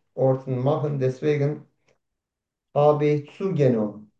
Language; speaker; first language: German; non-native, learner; Turkish